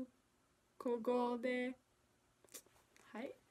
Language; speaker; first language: Japanese; non-native, learner; English